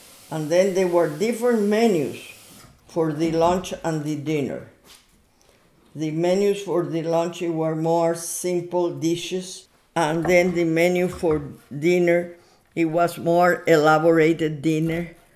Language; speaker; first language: English; non-native, fluent; Spanish